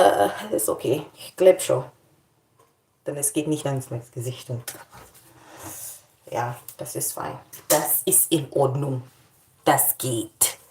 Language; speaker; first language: German; non-native, learner; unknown